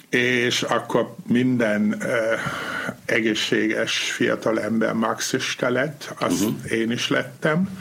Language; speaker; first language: Hungarian; non-native, fluent; German